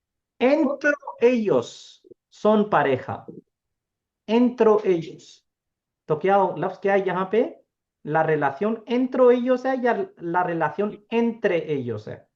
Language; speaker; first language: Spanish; non-native, fluent; Urdu